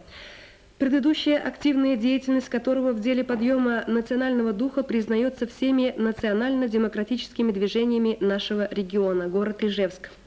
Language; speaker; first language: Russian; native; Russian